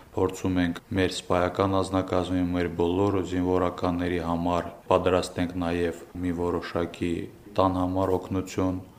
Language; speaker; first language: Armenian; native; Armenian